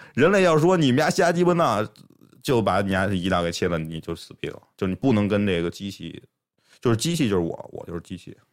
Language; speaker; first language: Chinese; native; Chinese